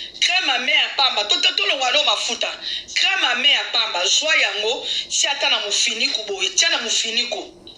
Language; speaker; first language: Lingala; native; Lingala